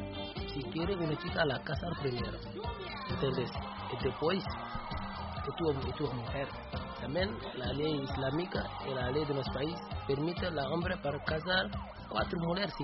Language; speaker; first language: Spanish; non-native, learner; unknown